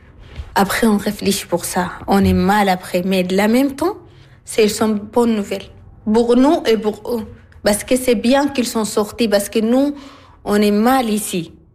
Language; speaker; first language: French; non-native, learner; Arabic